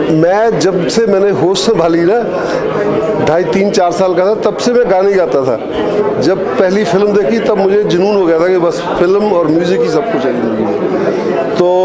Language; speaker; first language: Urdu; non-native, local second language; Punjabi